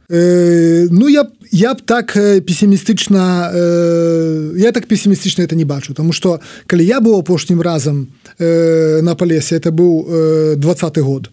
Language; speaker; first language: Belarusian; native; Belarusian